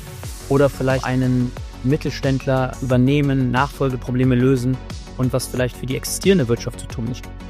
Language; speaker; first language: German; native; German